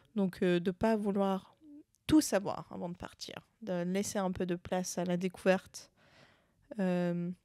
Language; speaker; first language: French; native; French